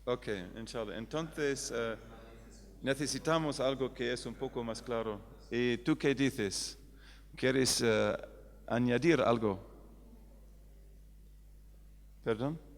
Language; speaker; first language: Spanish; non-native, fluent; English